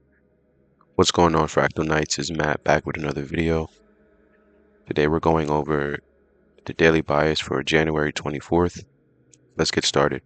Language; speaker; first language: English; native; English